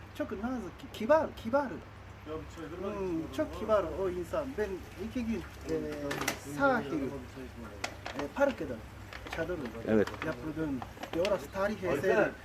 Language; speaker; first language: Turkish; non-native, learner; Japanese